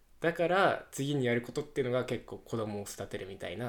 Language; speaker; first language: Japanese; native; Japanese